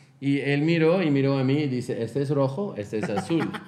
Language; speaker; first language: Spanish; non-native, fluent; Portuguese